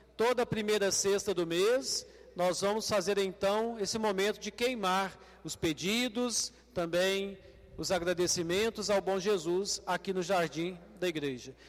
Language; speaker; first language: Portuguese; native; Portuguese